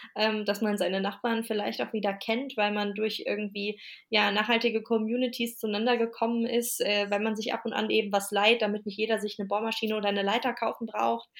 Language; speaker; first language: German; native; German